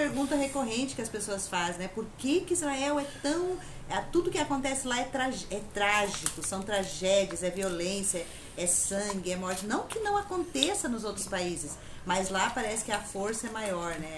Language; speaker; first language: Portuguese; native; Portuguese